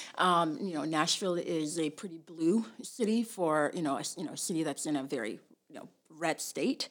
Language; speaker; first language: English; early bilingual, other home language; Somali